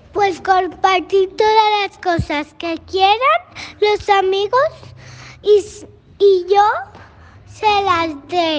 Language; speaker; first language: Spanish; native; Spanish